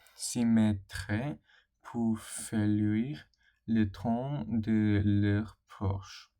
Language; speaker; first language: French; non-native, learner; English